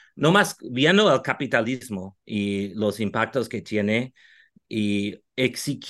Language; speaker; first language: Spanish; non-native, fluent; English